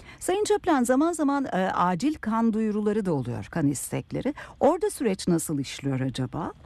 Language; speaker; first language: Turkish; native; Turkish